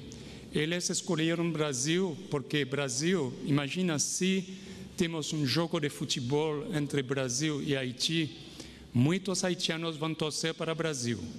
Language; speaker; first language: Portuguese; non-native, fluent; Haitian Creole